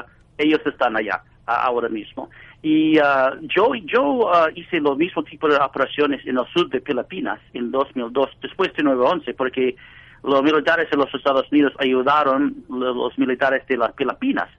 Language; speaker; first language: Spanish; non-native, fluent; English